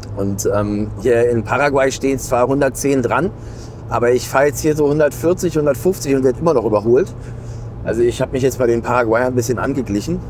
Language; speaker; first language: German; native; German